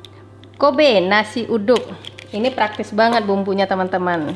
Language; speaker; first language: Indonesian; native; Indonesian